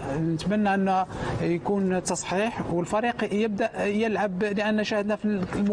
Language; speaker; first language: Arabic; native; Arabic